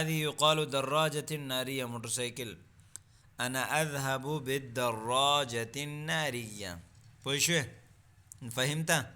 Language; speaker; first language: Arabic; non-native, fluent; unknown